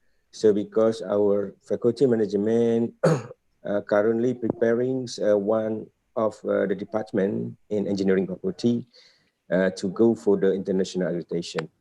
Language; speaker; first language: English; non-native, fluent; Indonesian